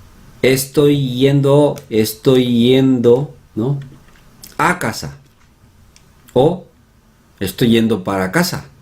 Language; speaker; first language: Spanish; non-native, fluent; Korean